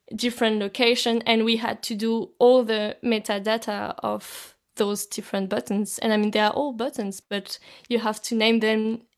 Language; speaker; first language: English; non-native, fluent; French